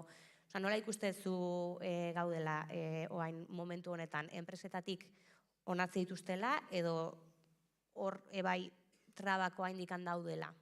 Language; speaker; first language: Basque; native; Basque